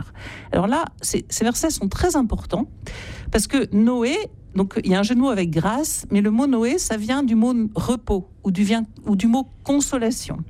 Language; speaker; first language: French; native; French